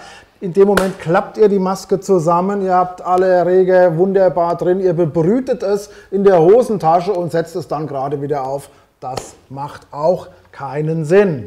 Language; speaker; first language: German; native; German